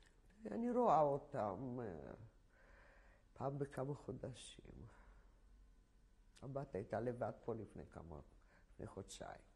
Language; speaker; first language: Hebrew; non-native, fluent; Polish